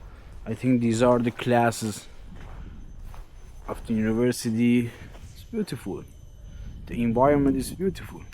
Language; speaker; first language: English; non-native, learner; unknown